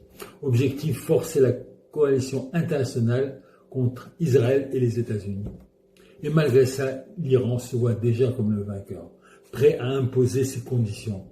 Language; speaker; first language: French; native; French